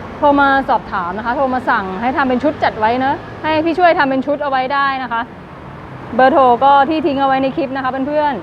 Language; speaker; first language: Thai; native; Thai